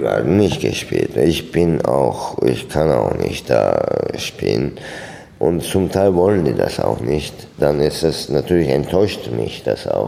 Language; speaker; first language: German; non-native, fluent; Turkish